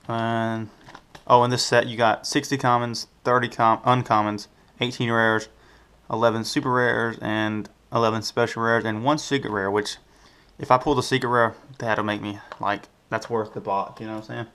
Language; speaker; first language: English; native; English